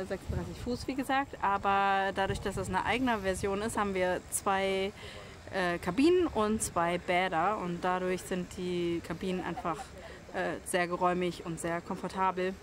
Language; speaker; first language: German; native; German